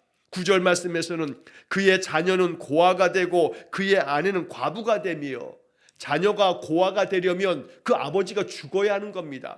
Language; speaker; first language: Korean; native; Korean